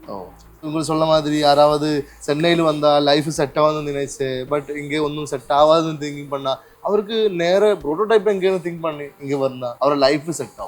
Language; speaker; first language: Tamil; non-native, learner; Malayalam